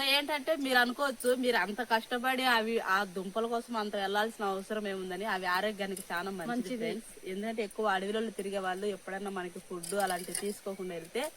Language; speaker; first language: Telugu; native; Telugu